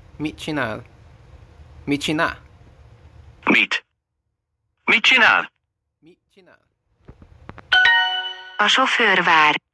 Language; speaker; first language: Hungarian; non-native, learner; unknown